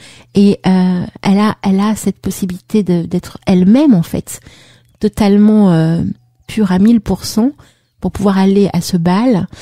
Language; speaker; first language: French; native; French